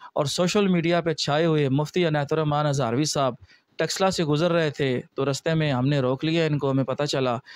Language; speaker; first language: Urdu; non-native, local second language; Northern Hindko